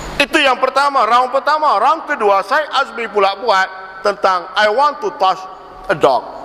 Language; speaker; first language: Malay; native; Malay